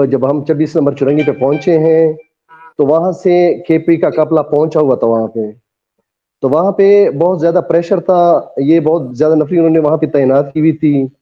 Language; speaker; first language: Urdu; non-native, local second language; Pashto